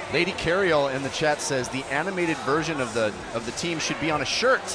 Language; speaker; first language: English; native; English